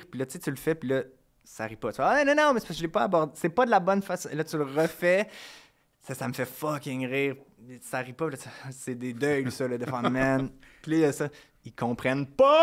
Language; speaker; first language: French; native; French